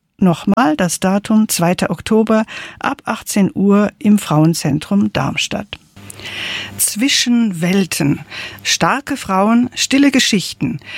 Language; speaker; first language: German; native; German